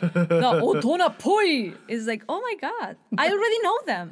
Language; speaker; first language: English; non-native, fluent; Spanish